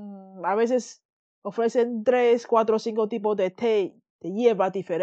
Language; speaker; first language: Spanish; non-native, fluent; Chinese